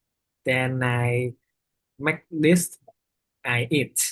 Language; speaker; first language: English; non-native, learner; Vietnamese